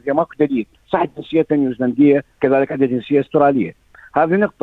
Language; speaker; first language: Arabic; native; Arabic